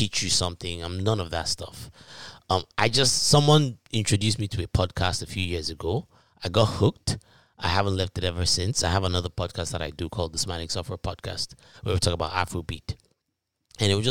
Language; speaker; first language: English; non-native, local second language; Yoruba